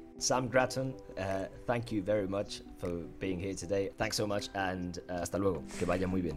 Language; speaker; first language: English; non-native, fluent; Spanish